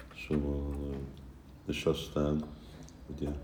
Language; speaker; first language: Hungarian; early bilingual, heritage; Hungarian